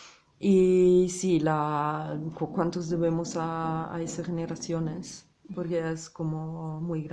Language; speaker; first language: Spanish; non-native, fluent; Italian